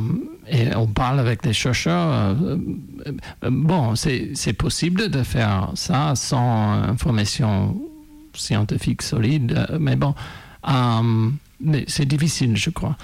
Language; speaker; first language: French; non-native, fluent; English